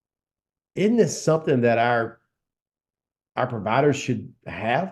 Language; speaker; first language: English; native; English